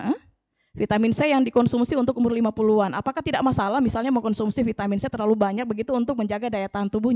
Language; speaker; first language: Indonesian; native; Indonesian